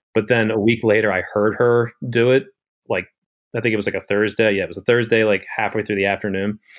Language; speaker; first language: English; native; English